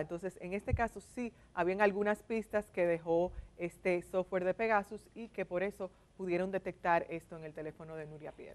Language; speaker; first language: Spanish; native; Spanish